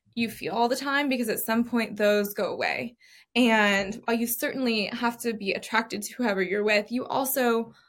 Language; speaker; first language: English; native; English